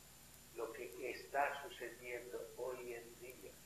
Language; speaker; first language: Spanish; non-native, fluent; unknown